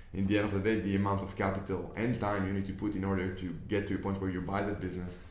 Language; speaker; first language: English; non-native, fluent; Hebrew